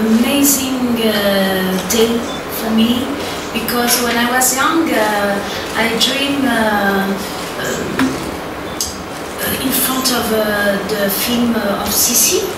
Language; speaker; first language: English; non-native, learner; French